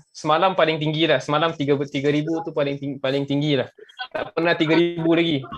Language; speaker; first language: Malay; native; Malay